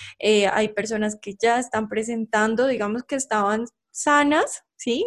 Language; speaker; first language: Spanish; native; Spanish